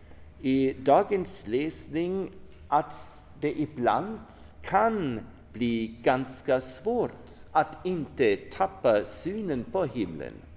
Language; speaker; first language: Swedish; non-native, fluent; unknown